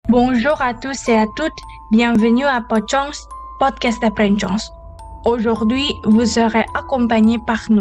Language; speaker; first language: French; non-native, learner; Indonesian